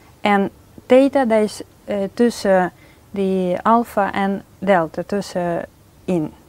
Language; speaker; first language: Dutch; non-native, fluent; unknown